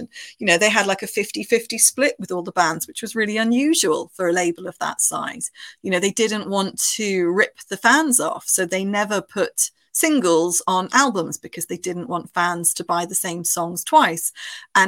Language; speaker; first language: English; native; English